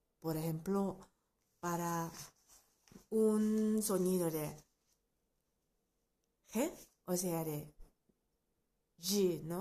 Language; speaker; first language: Spanish; non-native, fluent; Japanese